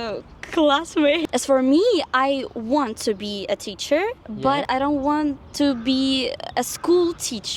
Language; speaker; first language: English; non-native, fluent; Russian